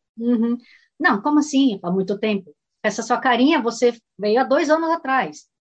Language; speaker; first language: Portuguese; native; Portuguese